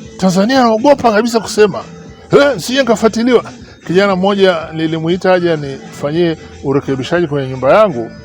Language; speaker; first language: Swahili; native; Swahili